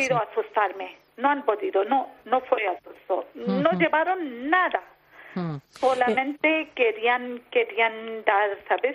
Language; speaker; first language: Spanish; non-native, learner; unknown